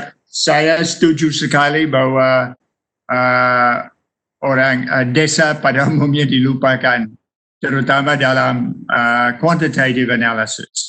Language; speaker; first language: Indonesian; non-native, fluent; English